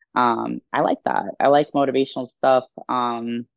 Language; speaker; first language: English; non-native, fluent; Swedish